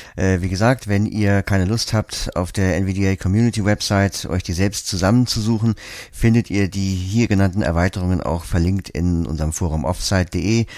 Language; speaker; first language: German; native; German